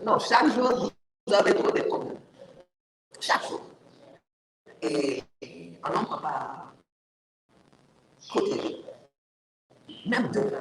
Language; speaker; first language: French; non-native, learner; English